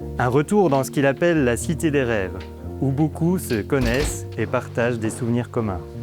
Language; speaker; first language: French; native; French